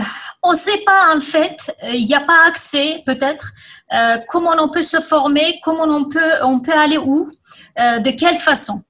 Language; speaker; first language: French; non-native, fluent; Kurdish